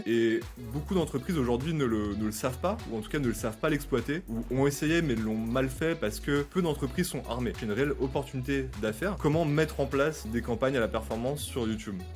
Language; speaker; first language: French; native; French